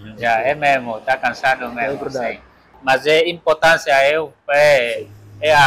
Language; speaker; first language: Portuguese; non-native, learner; Vietnamese